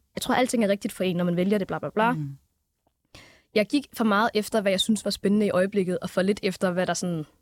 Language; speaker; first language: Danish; early bilingual, other home language; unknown